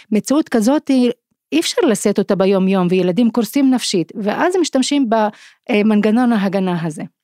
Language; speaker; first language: Hebrew; non-native, local second language; Arabic